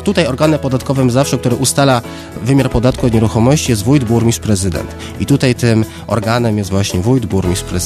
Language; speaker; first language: Polish; native; Polish